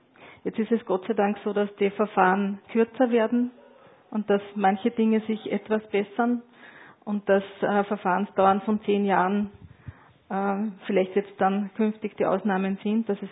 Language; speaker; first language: German; native; German